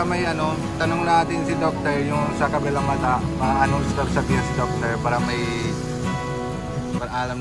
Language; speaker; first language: Filipino; non-native, local second language; Bikol